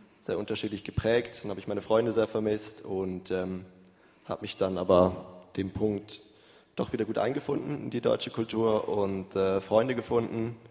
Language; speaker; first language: German; early bilingual, heritage; German